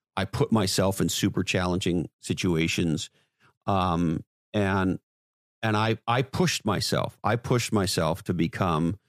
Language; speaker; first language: English; native; English